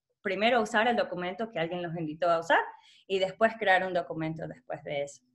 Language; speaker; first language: Spanish; early bilingual, heritage; Spanish